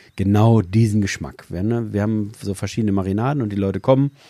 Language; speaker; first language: German; native; German